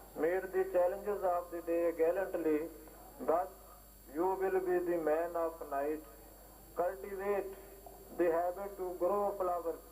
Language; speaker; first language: English; non-native, local second language; Urdu